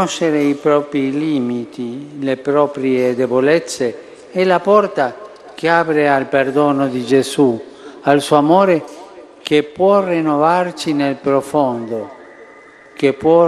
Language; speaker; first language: Italian; non-native, fluent; Spanish